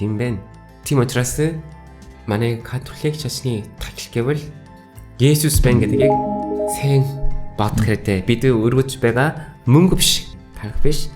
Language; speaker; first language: Mongolian; non-native, fluent; Korean